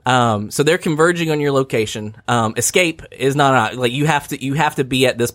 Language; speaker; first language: English; native; English